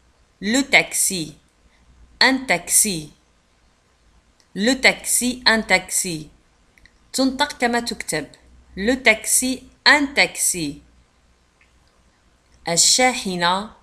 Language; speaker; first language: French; non-native, local second language; Arabic